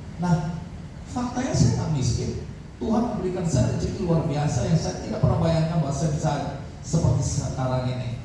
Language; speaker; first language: Indonesian; native; Indonesian